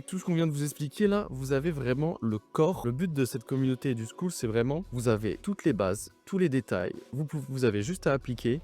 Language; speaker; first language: French; native; French